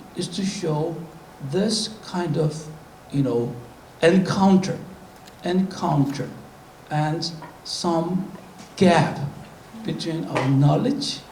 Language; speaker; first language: English; non-native, fluent; Korean